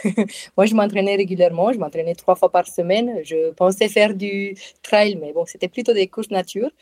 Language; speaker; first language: French; non-native, fluent; Romanian